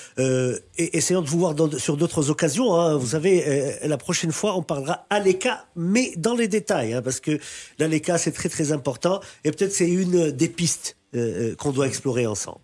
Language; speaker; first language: French; non-native, local second language; Arabic